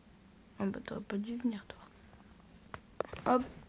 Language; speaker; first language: French; native; French